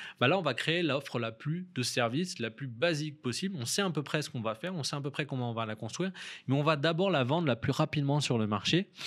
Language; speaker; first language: French; native; French